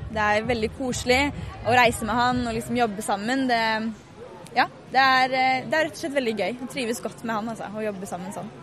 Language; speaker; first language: Norwegian; native; Norwegian